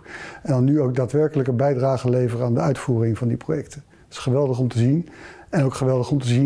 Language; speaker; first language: Dutch; native; Dutch